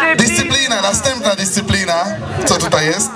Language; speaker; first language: Polish; non-native, learner; Slovak